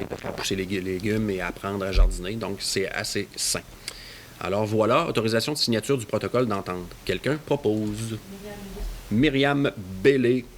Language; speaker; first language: French; native; French